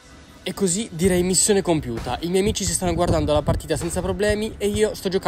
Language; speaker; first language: Italian; native; Italian